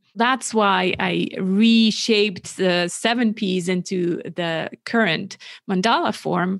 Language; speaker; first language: English; non-native, fluent; German